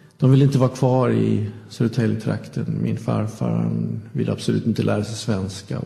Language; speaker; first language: Swedish; native; Swedish